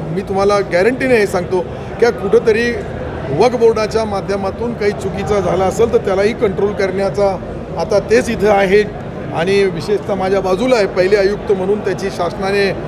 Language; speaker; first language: Marathi; non-native, local second language; Urdu